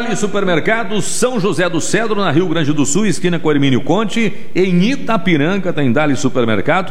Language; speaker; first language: Portuguese; native; Portuguese